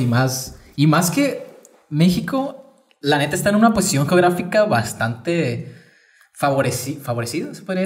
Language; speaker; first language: Spanish; native; Spanish